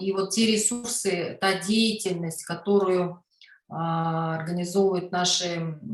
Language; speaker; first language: Russian; native; Russian